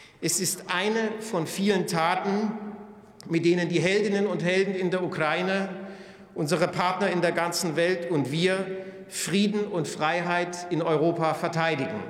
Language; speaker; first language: German; native; German